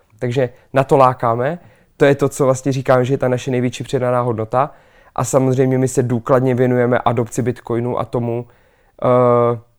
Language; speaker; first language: Czech; native; Czech